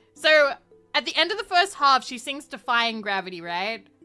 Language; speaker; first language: English; native; English